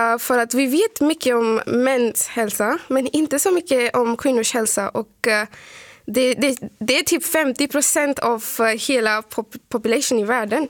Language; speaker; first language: Swedish; non-native, fluent; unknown